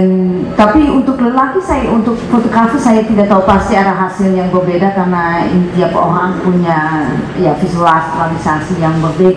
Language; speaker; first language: Indonesian; non-native, fluent; Dutch